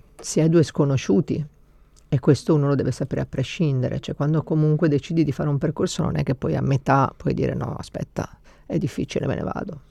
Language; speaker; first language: Italian; native; Italian